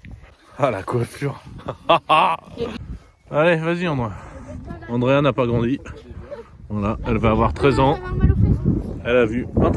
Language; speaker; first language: French; native; French